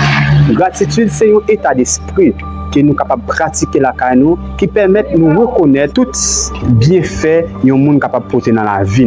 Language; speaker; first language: French; non-native, local second language; Haitian Creole